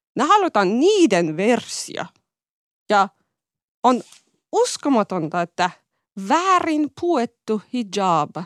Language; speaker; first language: Finnish; non-native, learner; Persian